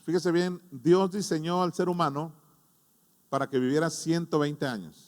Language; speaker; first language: Spanish; native; Spanish